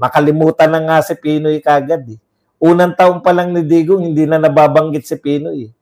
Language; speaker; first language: Filipino; non-native, local second language; Iloko